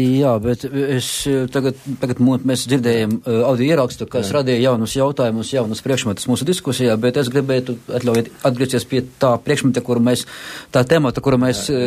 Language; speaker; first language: Latvian; non-native, local second language; Russian